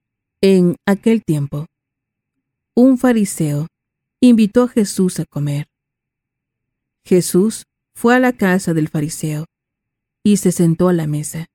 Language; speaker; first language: Spanish; native; Spanish